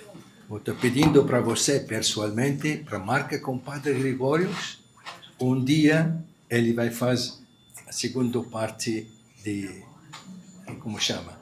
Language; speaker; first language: Portuguese; non-native, fluent; Arabic